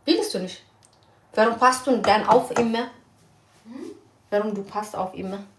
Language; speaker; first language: German; non-native, learner; Amharic